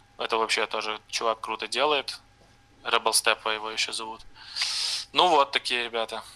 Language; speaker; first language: Russian; native; Russian